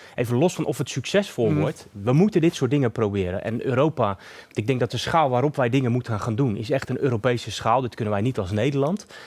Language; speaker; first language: Dutch; native; Dutch